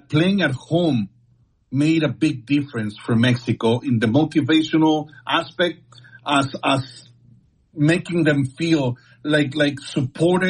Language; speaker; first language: English; non-native, fluent; Spanish